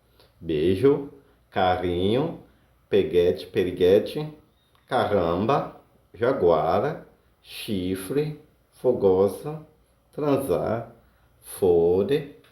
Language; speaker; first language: Portuguese; non-native, learner; Haitian Creole